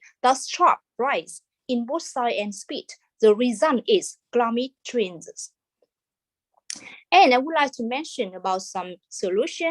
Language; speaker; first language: English; non-native, fluent; Vietnamese